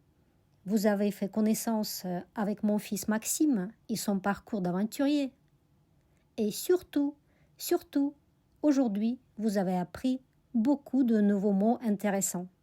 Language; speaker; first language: French; non-native, fluent; Russian